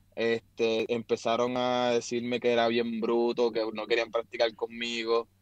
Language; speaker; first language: Spanish; native; Spanish